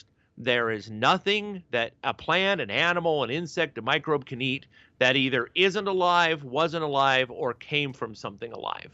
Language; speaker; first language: English; native; English